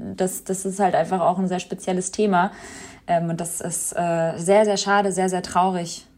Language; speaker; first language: German; early bilingual, other home language; Albanian